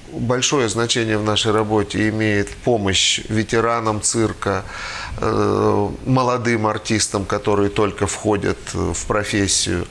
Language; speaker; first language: Russian; native; Russian